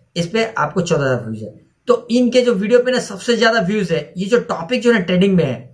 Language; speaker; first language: Hindi; native; Hindi